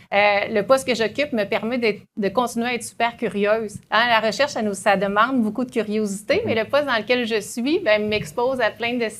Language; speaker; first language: French; native; French